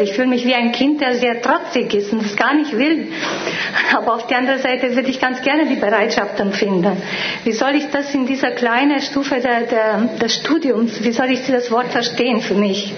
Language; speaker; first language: German; non-native, fluent; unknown